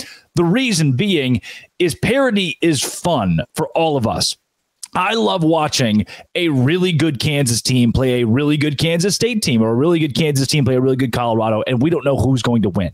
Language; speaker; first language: English; native; English